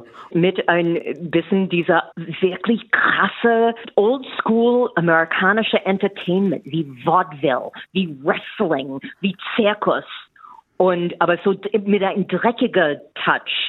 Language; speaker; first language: German; non-native, fluent; English